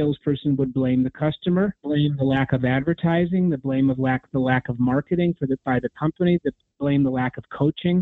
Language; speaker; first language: English; native; English